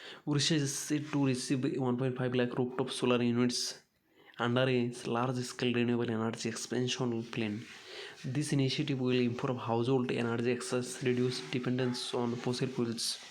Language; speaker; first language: English; non-native, local second language; Bangla